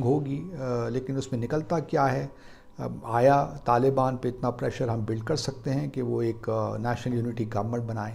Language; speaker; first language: Urdu; native; Urdu